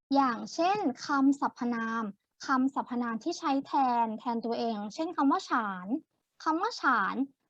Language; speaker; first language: Thai; native; Thai